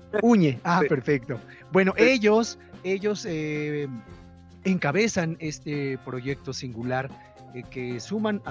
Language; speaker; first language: Spanish; native; Spanish